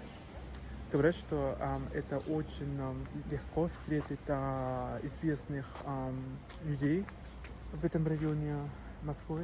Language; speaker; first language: Russian; non-native, fluent; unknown